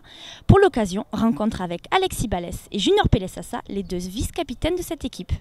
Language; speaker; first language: French; native; French